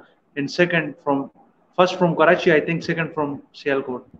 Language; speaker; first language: English; non-native, learner; Pashto